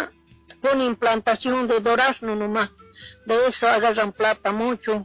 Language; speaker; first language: Spanish; non-native, local second language; Quechua